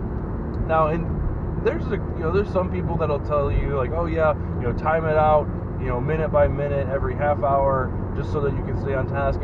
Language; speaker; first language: English; native; English